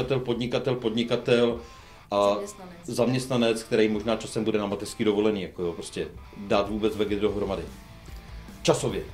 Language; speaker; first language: Czech; native; Czech